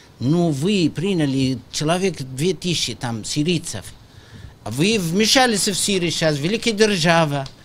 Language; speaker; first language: Russian; non-native, fluent; Arabic